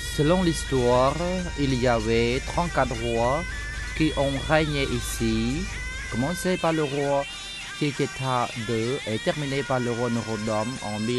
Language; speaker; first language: French; non-native, fluent; Khmer